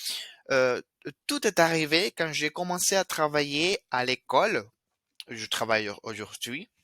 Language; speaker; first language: French; non-native, fluent; Spanish